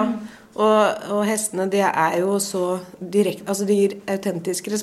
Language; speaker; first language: Norwegian; native; Norwegian